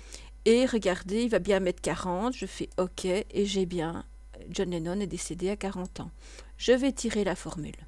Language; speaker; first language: French; native; French